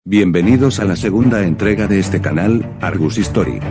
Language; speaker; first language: Spanish; native; Spanish